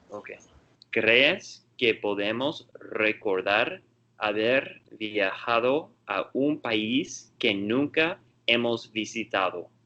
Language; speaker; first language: Spanish; non-native, learner; English